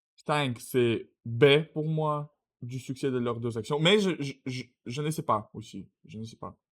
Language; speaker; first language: French; non-native, learner; Russian